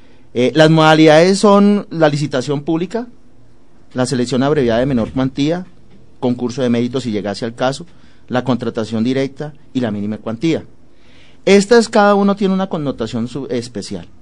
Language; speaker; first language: Spanish; native; Spanish